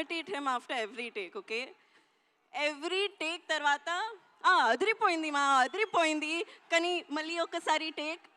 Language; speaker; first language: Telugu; non-native, learner; Hindi